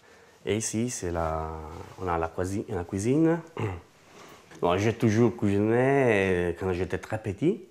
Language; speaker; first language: French; non-native, learner; Italian